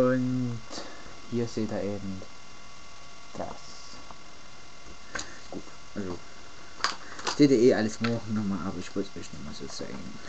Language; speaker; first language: German; native; German